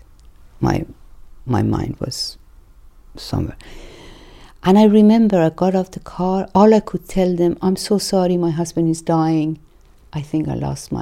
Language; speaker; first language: English; non-native, fluent; Persian